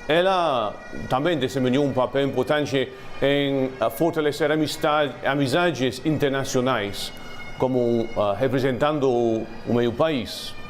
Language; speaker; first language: Portuguese; non-native, learner; English